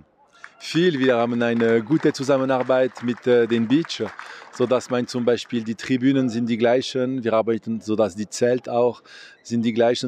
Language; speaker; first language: German; non-native, local second language; French